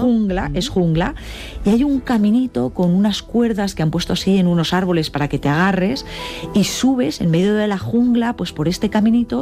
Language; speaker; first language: Spanish; native; Spanish